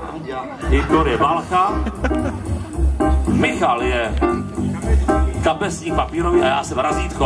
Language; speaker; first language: Czech; native; Czech